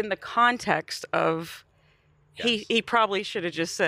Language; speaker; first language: English; native; English